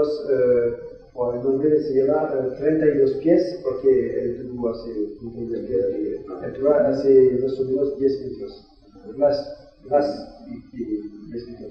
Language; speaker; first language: Spanish; non-native, learner; French